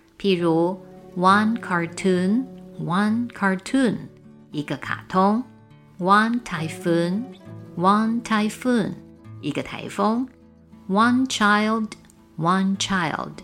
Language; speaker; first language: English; non-native, fluent; Chinese